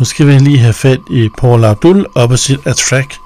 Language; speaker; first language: Danish; native; Danish